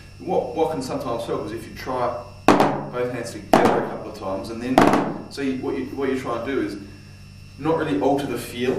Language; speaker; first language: English; native; English